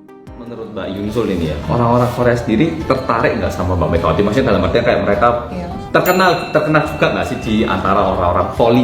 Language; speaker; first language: Indonesian; native; Indonesian